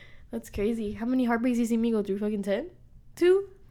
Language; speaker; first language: English; early bilingual, other home language; Spanish